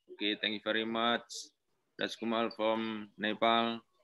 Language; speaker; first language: English; non-native, learner; Indonesian